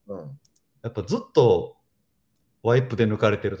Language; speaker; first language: Japanese; native; Japanese